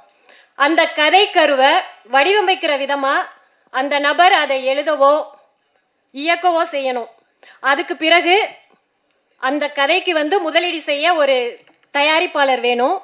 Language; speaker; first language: Tamil; native; Tamil